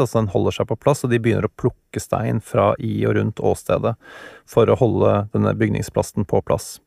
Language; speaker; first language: Norwegian; native; Norwegian